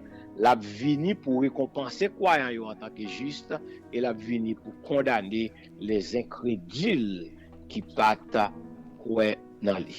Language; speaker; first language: French; non-native, local second language; Haitian Creole